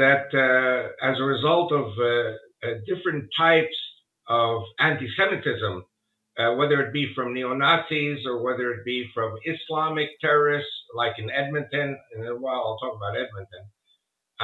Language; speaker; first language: English; early bilingual, other home language; Spanish